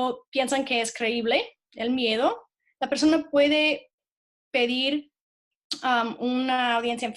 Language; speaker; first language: Spanish; non-native, fluent; English